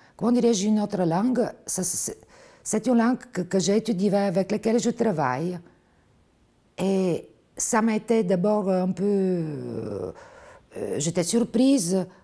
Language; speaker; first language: French; non-native, fluent; Bulgarian